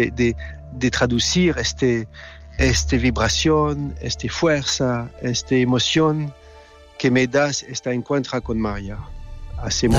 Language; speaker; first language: Spanish; non-native, fluent; French